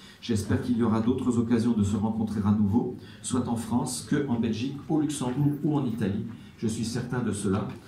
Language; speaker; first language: French; native; French